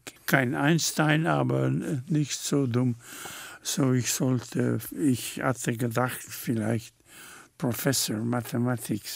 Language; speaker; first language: German; non-native, fluent; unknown